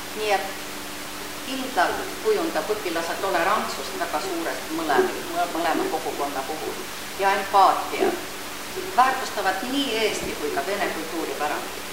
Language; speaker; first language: Estonian; non-native, local second language; Russian